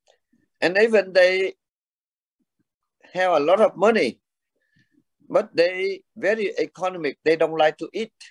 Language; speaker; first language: English; non-native, learner; Vietnamese